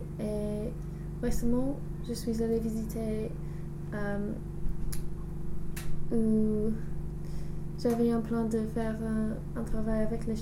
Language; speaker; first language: French; non-native, learner; English